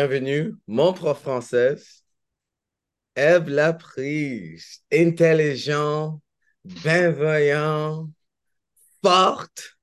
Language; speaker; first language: French; non-native, learner; English